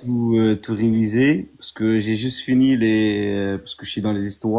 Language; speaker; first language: French; non-native, fluent; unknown